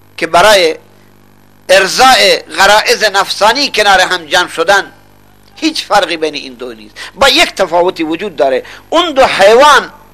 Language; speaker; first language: Persian; non-native, local second language; Baluchi